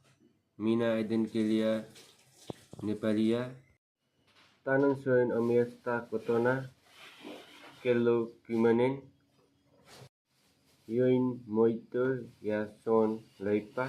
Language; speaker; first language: Finnish; non-native, learner; Nepali